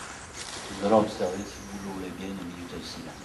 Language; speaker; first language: French; native; French